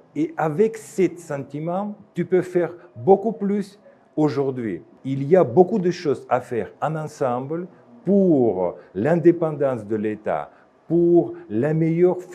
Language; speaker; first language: French; non-native, fluent; Russian